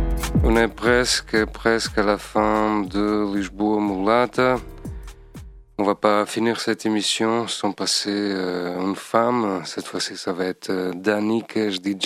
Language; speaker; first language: French; non-native, fluent; Portuguese